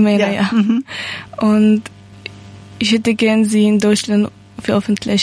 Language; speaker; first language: German; non-native, learner; Persian